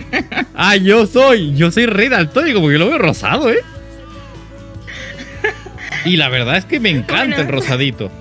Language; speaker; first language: Spanish; native; Spanish